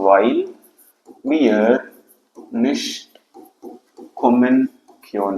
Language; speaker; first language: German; non-native, fluent; Telugu